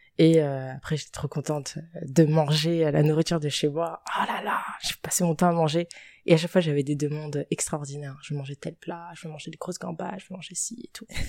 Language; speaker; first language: French; early bilingual, other home language; Upper Guinea Crioulo